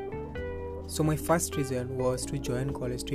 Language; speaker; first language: English; non-native, local second language; Bangla